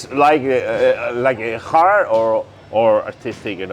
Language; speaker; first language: English; non-native, local second language; Spanish